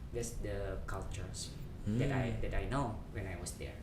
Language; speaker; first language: English; non-native, fluent; Indonesian